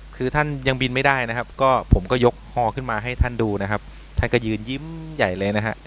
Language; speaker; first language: Thai; native; Thai